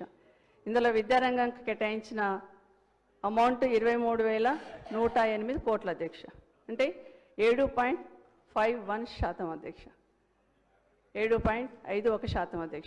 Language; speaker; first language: Telugu; native; Telugu